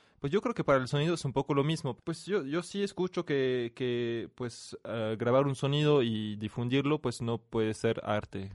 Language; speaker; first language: Spanish; non-native, fluent; French